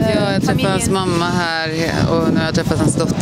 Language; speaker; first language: Swedish; native; Swedish